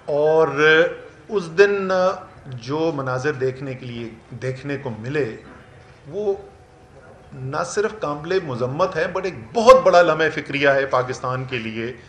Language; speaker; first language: Urdu; native; Urdu